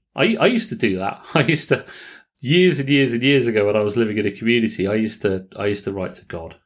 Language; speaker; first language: English; native; English